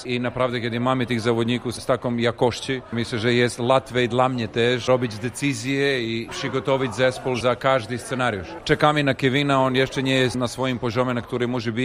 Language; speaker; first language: Polish; non-native, learner; Serbian